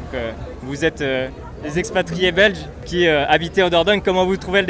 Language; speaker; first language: French; native; French